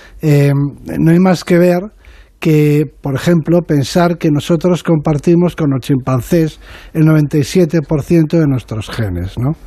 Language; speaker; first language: Spanish; native; Spanish